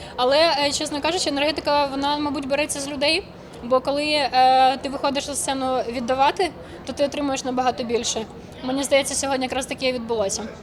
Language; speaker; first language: Ukrainian; native; Ukrainian